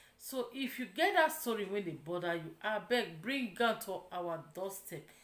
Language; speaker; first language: Nigerian Pidgin; non-native, local second language; Yoruba